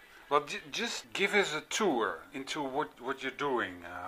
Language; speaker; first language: English; non-native, fluent; Dutch